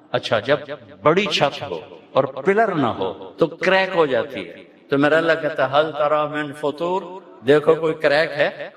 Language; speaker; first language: Urdu; non-native, local second language; Punjabi